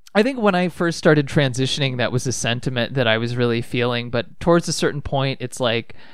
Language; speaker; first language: English; native; English